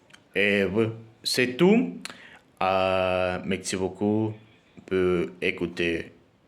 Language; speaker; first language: French; non-native, learner; Spanish